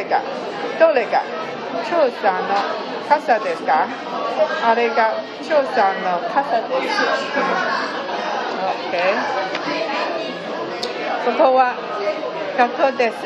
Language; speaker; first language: Japanese; non-native, learner; Chinese